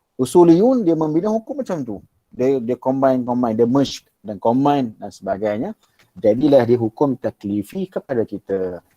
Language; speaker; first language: Malay; native; Malay